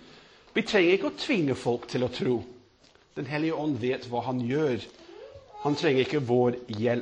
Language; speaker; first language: Norwegian; non-native, fluent; English